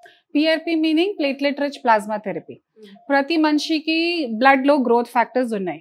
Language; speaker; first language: Telugu; non-native, fluent; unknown